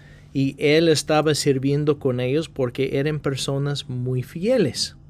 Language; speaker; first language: Spanish; non-native, fluent; English